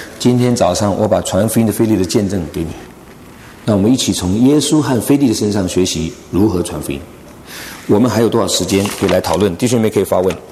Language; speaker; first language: Chinese; non-native, local second language; Cantonese